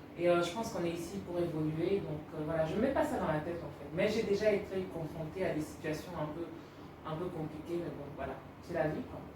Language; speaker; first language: French; early bilingual, other home language; Lingala